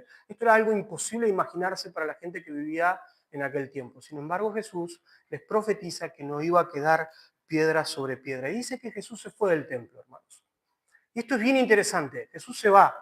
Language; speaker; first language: Spanish; native; Spanish